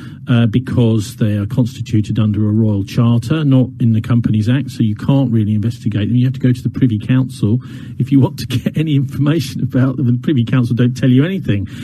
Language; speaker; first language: English; native; English